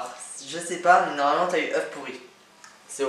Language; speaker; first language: French; native; French